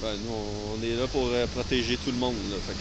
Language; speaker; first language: French; native; French